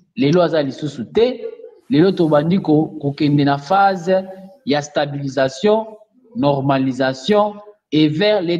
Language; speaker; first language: Lingala; non-native, local second language; Luba-Lulua